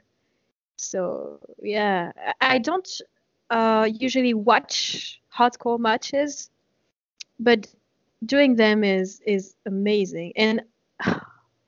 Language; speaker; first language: English; non-native, fluent; French